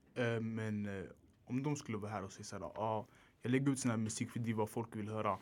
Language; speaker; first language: Swedish; early bilingual, other home language; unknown